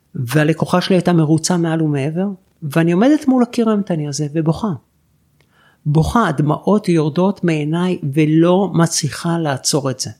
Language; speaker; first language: Hebrew; native; Hebrew